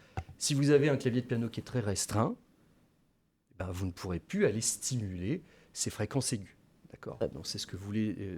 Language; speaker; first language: French; native; French